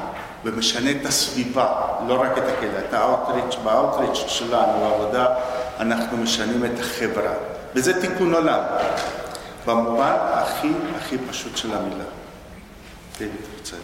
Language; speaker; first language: Hebrew; non-native, fluent; Spanish